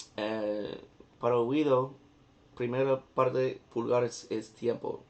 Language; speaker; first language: Spanish; non-native, learner; English